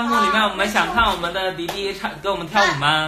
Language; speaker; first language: Chinese; native; Chinese